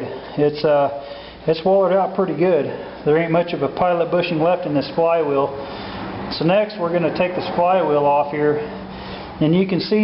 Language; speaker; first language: English; native; English